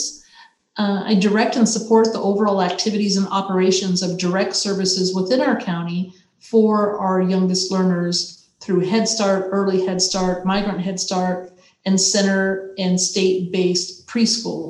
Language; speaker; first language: English; native; English